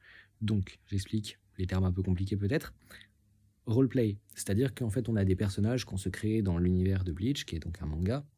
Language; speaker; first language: French; native; French